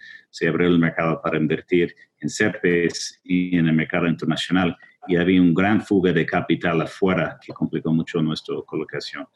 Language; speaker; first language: Spanish; non-native, fluent; English